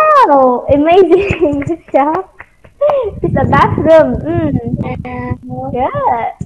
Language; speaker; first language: English; non-native, fluent; Vietnamese